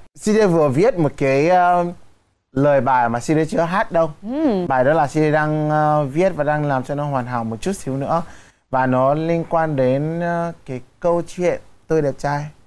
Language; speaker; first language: Vietnamese; non-native, fluent; Yoruba